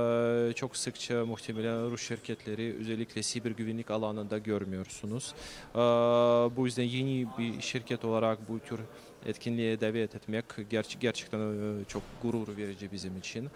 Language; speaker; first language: Turkish; non-native, fluent; Russian